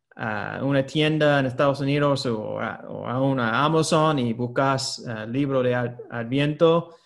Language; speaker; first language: Spanish; non-native, fluent; English